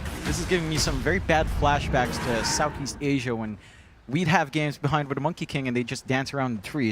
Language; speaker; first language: English; native; English